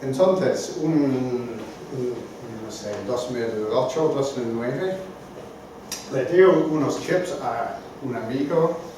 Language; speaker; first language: Spanish; non-native, fluent; English